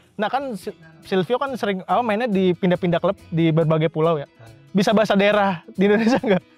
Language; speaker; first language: Indonesian; native; Indonesian